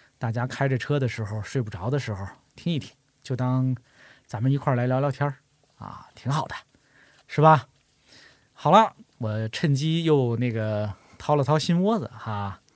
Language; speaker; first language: Chinese; native; Chinese